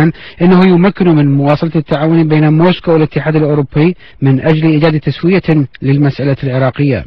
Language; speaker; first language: Arabic; native; Arabic